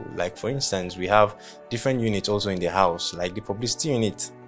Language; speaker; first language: English; non-native, local second language; Igbo